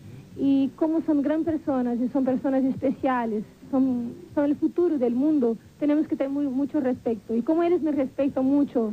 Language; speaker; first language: Spanish; non-native, fluent; Portuguese